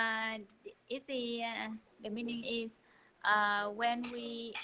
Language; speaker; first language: English; non-native, learner; Vietnamese